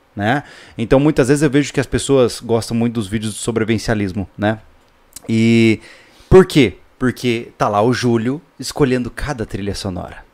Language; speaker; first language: Portuguese; native; Portuguese